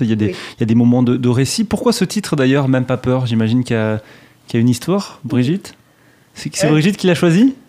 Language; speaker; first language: French; native; French